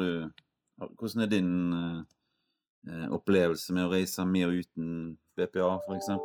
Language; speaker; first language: Norwegian; native; Norwegian